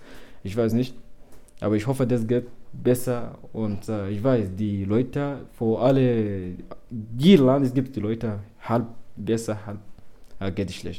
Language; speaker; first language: German; non-native, learner; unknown